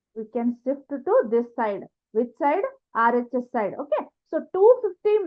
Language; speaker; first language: English; non-native, local second language; Kannada